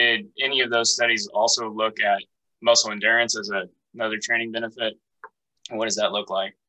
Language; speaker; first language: English; native; English